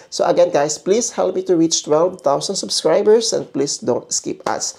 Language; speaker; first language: English; non-native, local second language; Filipino